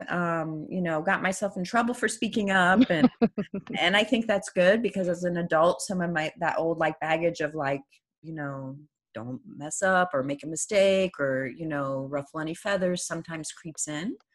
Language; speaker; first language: English; non-native, fluent; Persian